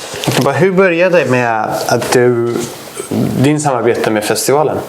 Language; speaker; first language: Swedish; non-native, fluent; Persian